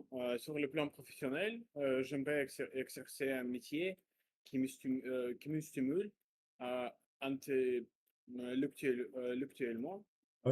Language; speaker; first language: French; non-native, learner; Russian